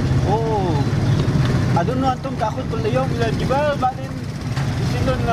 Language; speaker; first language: Arabic; non-native, learner; Indonesian